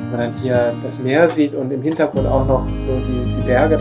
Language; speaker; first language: German; native; German